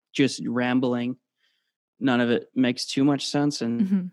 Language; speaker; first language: English; native; English